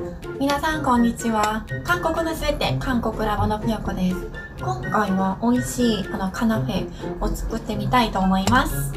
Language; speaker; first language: Japanese; non-native, fluent; Korean